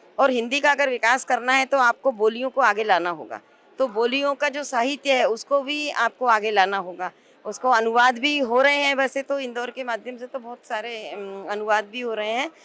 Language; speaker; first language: Hindi; native; Hindi